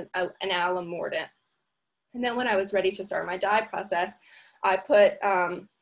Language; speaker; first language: English; native; English